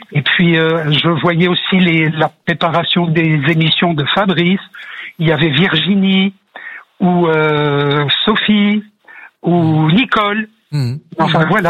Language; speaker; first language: French; native; French